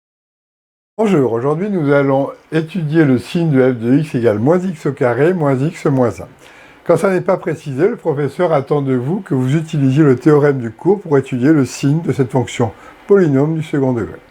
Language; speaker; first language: French; native; French